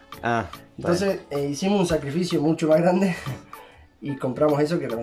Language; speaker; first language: Spanish; native; Spanish